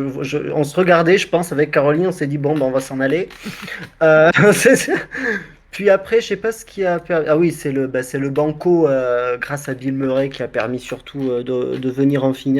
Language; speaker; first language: French; native; French